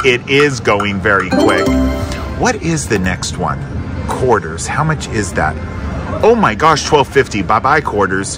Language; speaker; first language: English; native; English